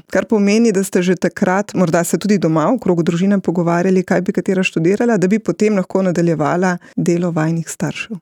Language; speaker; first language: Slovenian; native; Slovenian